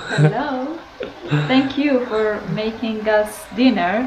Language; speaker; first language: English; non-native, learner; Persian